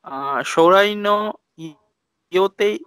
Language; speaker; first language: Japanese; non-native, learner; Bangla